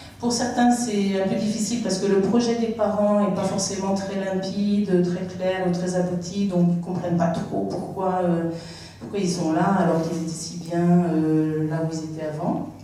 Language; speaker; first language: French; native; French